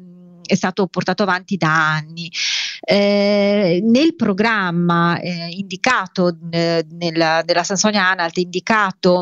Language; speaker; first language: Italian; native; Italian